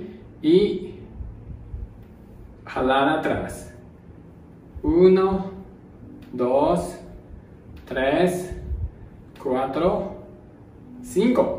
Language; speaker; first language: Spanish; non-native, learner; Japanese